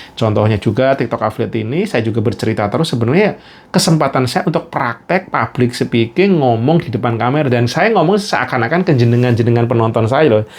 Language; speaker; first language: Indonesian; native; Indonesian